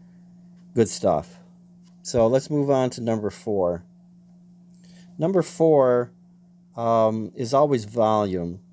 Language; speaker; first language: English; native; English